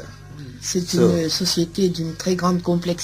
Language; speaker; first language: French; native; French